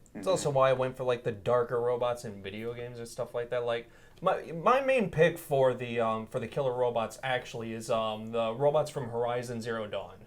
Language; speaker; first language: English; native; English